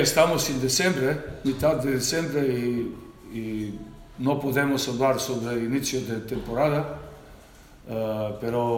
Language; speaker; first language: Spanish; non-native, learner; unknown